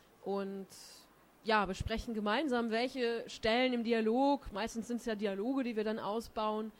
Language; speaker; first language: German; native; German